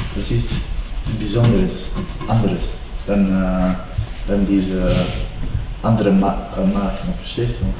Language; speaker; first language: German; non-native, learner; Bosnian